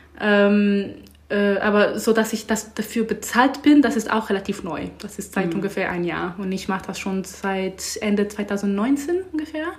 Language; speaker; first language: German; non-native, learner; English